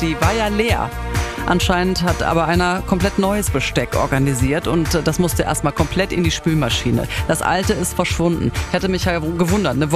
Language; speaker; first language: German; native; German